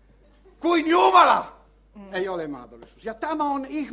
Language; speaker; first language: Finnish; non-native, learner; Italian